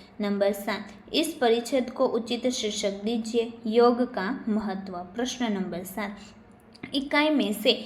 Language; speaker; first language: Hindi; non-native, local second language; Gujarati